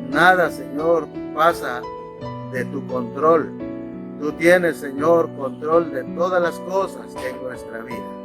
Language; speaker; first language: Spanish; native; Spanish